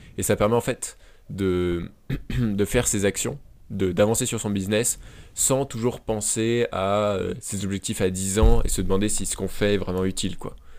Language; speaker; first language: French; native; French